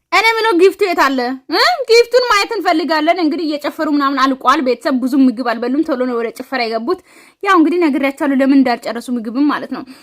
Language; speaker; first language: Amharic; native; Amharic